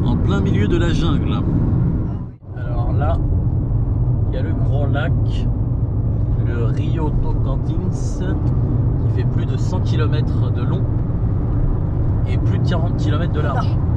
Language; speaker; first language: French; native; French